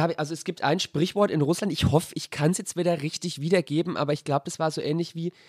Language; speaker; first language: German; native; German